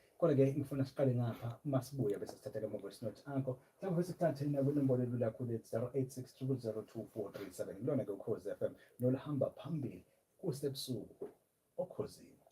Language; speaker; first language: Zulu; native; Zulu